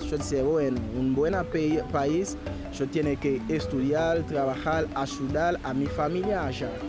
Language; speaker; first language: Spanish; non-native, learner; Haitian Creole